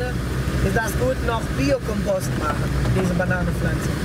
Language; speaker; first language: German; non-native, learner; Portuguese